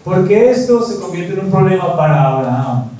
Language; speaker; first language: Spanish; native; Spanish